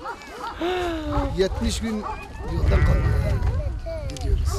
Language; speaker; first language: Turkish; non-native, local second language; Kurdish